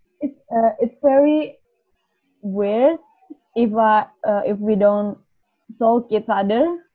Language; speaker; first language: English; non-native, learner; Indonesian